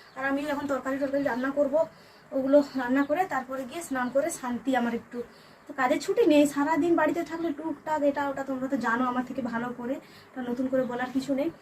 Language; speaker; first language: Bangla; non-native, local second language; Santali